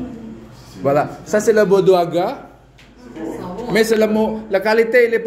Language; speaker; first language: French; non-native, learner; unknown